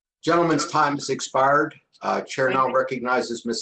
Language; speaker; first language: English; native; English